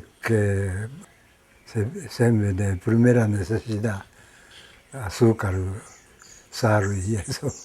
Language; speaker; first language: Spanish; non-native, learner; Japanese